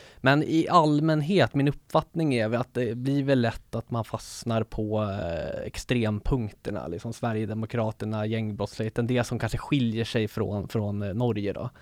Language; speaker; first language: Swedish; native; Swedish